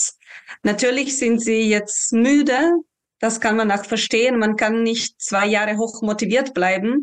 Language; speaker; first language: German; non-native, fluent; Ukrainian